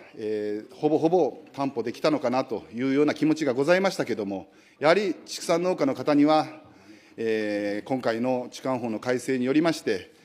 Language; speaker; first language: Japanese; native; Japanese